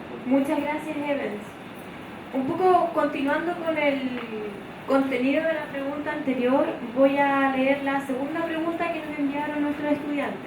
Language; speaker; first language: Spanish; native; Spanish